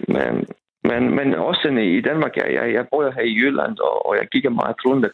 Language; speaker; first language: Danish; non-native, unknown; Estonian